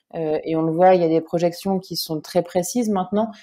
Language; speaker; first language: French; native; French